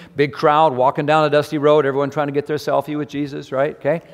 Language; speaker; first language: English; native; English